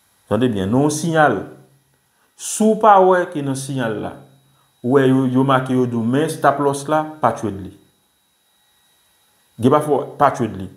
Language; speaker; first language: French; non-native, local second language; Haitian Creole